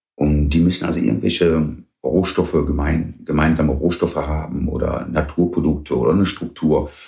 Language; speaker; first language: German; early bilingual, other home language; English